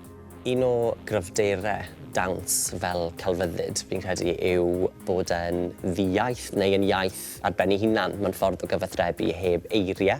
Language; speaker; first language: Welsh; native; Welsh